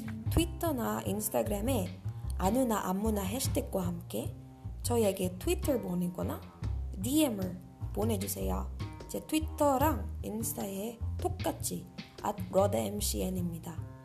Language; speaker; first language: Korean; non-native, learner; Filipino